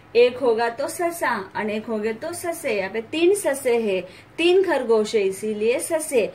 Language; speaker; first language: Hindi; non-native, local second language; Marathi